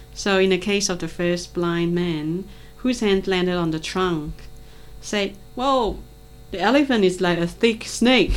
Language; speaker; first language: English; non-native, local second language; Cantonese